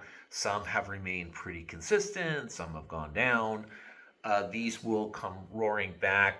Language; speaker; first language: English; native; English